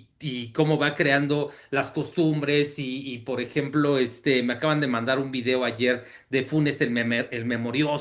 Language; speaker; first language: Spanish; native; Spanish